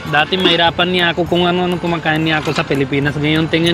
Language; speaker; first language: Filipino; non-native, learner; Punjabi